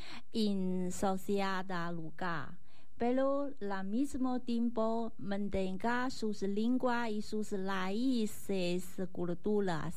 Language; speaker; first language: Spanish; non-native, learner; Chinese